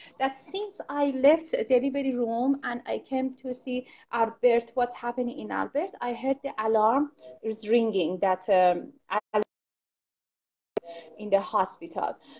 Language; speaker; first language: English; non-native, fluent; Persian